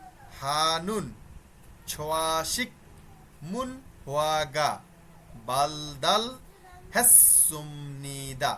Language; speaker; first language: Korean; non-native, fluent; Bangla